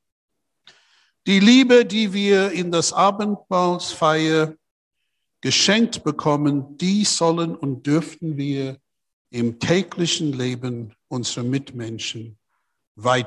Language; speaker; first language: German; non-native, fluent; English